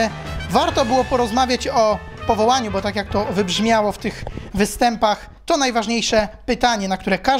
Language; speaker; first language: Polish; native; Polish